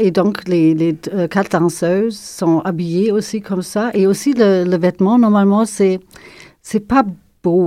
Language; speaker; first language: French; non-native, fluent; German